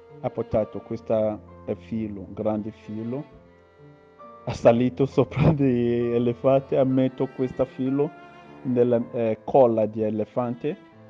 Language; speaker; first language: Italian; non-native, learner; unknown